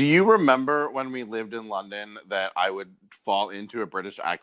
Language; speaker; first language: English; native; English